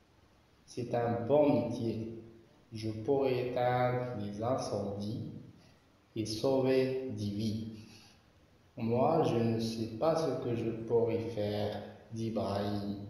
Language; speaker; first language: French; non-native, local second language; Arabic